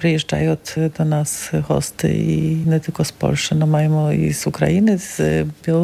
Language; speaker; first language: Polish; non-native, local second language; Ukrainian